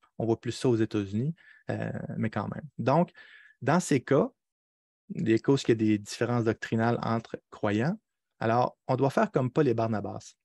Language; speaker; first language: French; native; French